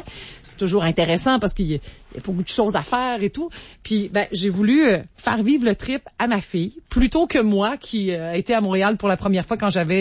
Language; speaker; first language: French; native; French